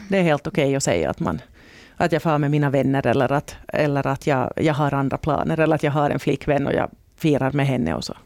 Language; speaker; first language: Swedish; native; Swedish